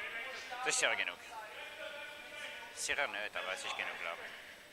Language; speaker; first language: German; non-native, fluent; French